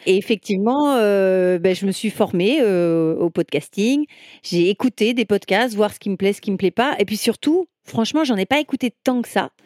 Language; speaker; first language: French; native; French